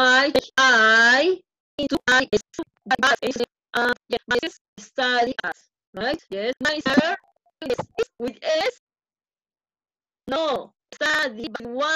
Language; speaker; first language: English; non-native, fluent; Spanish